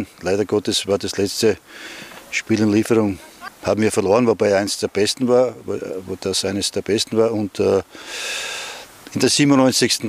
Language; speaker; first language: German; native; German